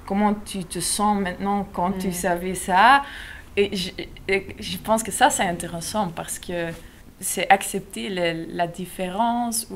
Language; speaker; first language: French; non-native, local second language; Dutch